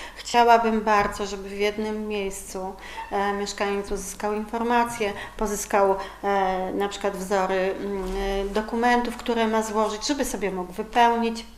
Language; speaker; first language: Polish; native; Polish